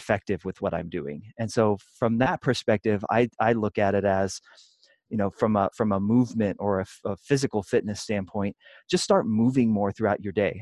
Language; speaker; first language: English; native; English